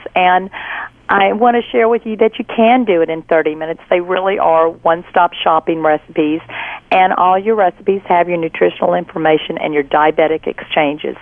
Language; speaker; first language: English; native; English